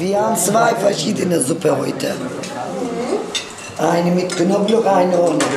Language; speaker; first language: German; non-native, fluent; Turkish